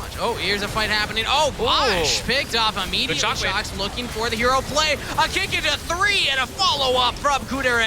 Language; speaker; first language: English; native; English